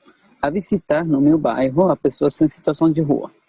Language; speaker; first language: Portuguese; non-native, fluent; Spanish